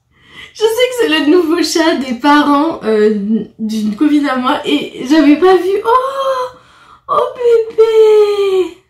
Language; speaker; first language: French; native; French